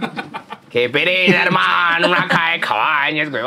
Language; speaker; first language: Spanish; native; Spanish